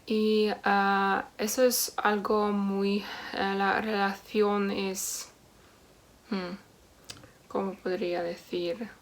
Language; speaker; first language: Spanish; non-native, learner; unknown